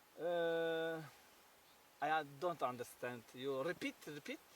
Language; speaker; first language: English; non-native, learner; Turkish